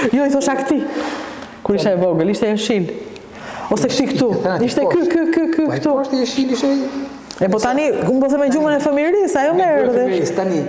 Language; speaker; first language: Albanian; native; Albanian